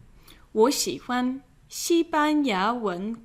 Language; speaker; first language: Chinese; non-native, fluent; English